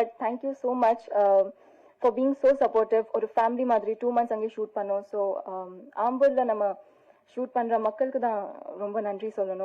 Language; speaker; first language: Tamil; non-native, fluent; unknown